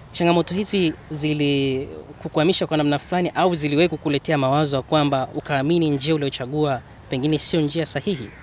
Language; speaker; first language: Swahili; native; Swahili